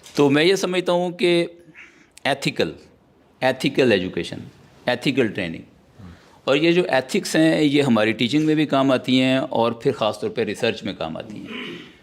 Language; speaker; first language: Urdu; native; Urdu